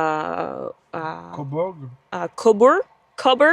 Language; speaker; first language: French; native; French